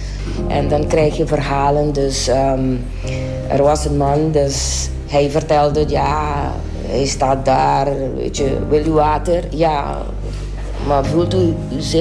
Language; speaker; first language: Dutch; non-native, local second language; Papiamento